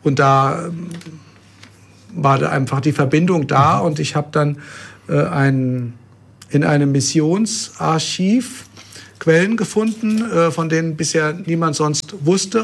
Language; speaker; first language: German; native; German